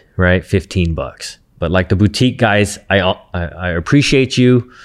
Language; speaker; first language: English; native; English